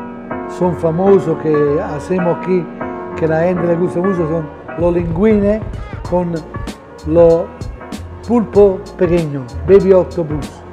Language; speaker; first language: Spanish; non-native, fluent; Italian